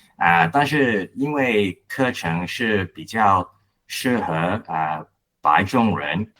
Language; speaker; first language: Chinese; non-native, learner; Cantonese